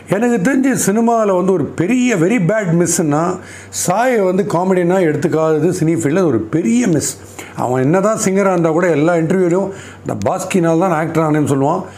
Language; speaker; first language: Tamil; native; Tamil